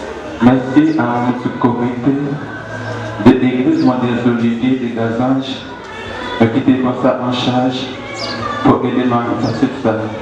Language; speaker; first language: French; non-native, local second language; Haitian Creole